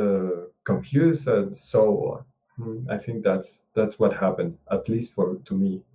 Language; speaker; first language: English; non-native, learner; Spanish